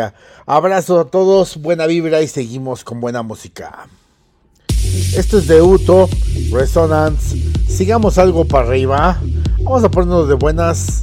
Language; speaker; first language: Spanish; native; Spanish